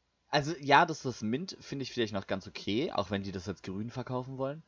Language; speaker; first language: German; native; German